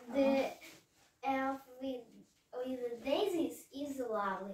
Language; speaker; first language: English; non-native, learner; Russian